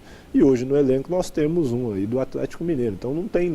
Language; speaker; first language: Portuguese; native; Portuguese